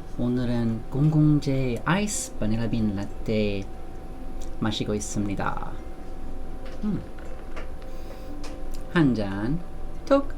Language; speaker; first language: Korean; non-native, learner; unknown